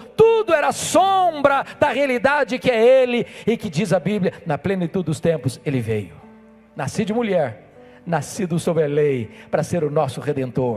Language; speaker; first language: Portuguese; native; Portuguese